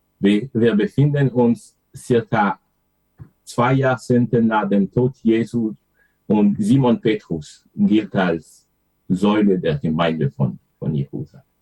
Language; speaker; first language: German; non-native, fluent; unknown